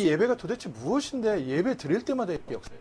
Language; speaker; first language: Korean; native; Korean